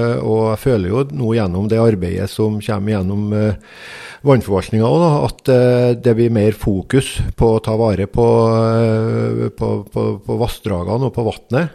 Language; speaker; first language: Norwegian; native; Norwegian